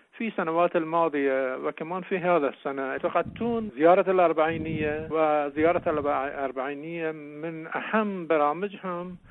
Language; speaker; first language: Arabic; non-native, local second language; Persian